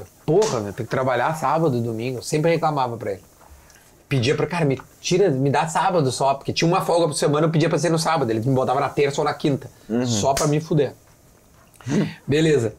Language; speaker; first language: Portuguese; native; Portuguese